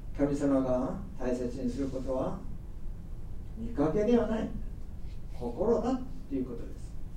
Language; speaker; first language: Japanese; non-native, fluent; Korean